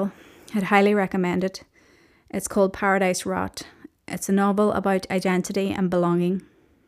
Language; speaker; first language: English; native; English